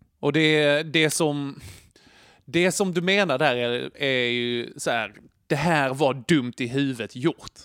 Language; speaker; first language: Swedish; native; Swedish